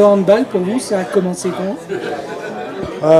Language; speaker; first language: French; native; French